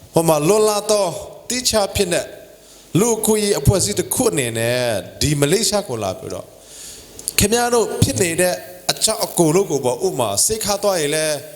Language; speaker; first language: Burmese; non-native, local second language; Hakha Chin